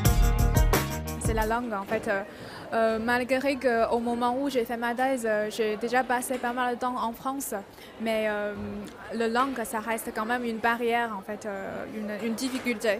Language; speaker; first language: French; non-native, fluent; Chinese